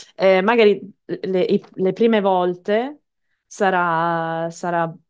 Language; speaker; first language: Italian; non-native, fluent; English